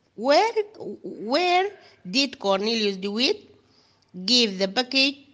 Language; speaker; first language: English; non-native, fluent; Arabic